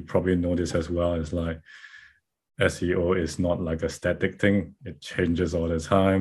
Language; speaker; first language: English; non-native, local second language; Chinese